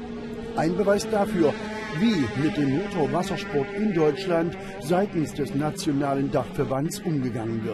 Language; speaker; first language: German; native; German